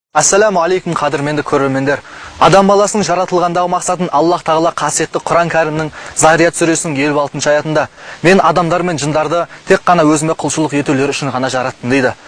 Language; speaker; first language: Kazakh; native; Kazakh